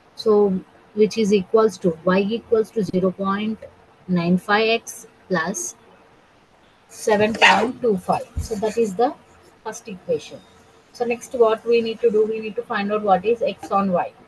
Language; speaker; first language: English; non-native, local second language; Telugu